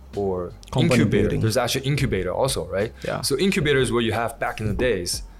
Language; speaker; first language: English; native; English